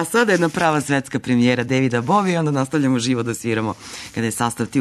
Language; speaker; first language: Serbian; native; Serbian